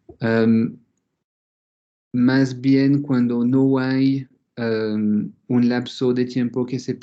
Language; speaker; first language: Spanish; non-native, fluent; French